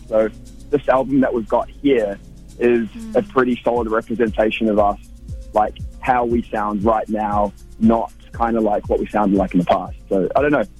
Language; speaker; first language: English; native; English